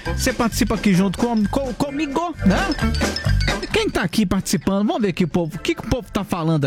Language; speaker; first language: Portuguese; native; Portuguese